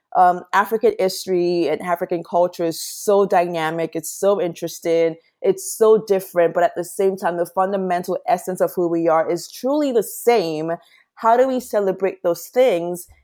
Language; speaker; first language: English; non-native, local second language; Yoruba